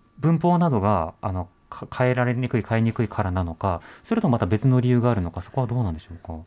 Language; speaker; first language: Japanese; native; Japanese